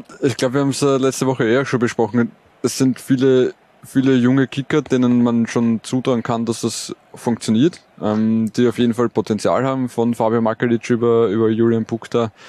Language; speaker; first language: German; native; German